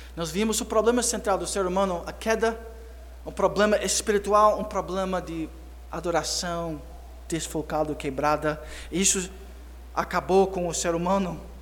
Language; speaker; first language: Portuguese; non-native, fluent; English